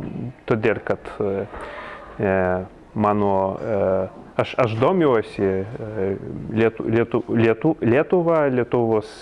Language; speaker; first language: Lithuanian; non-native, learner; Polish